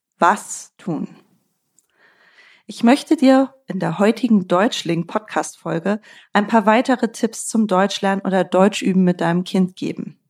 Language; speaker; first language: German; native; German